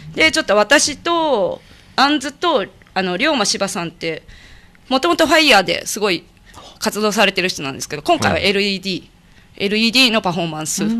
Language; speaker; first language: Japanese; native; Japanese